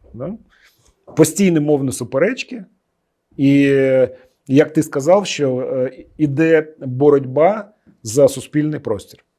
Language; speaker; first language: Ukrainian; non-native, local second language; Russian